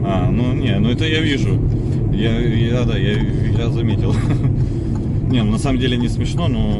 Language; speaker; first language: Russian; native; Russian